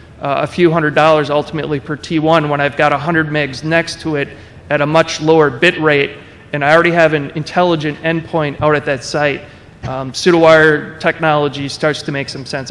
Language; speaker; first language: English; native; English